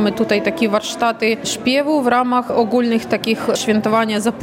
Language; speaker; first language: Polish; non-native, learner; Ukrainian